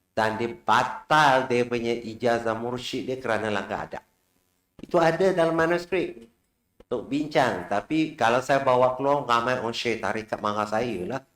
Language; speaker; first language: Malay; non-native, local second language; Chinese